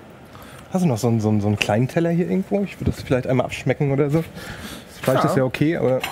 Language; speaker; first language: German; native; German